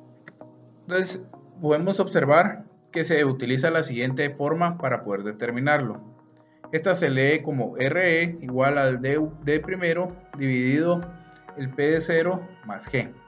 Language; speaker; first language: Spanish; native; Spanish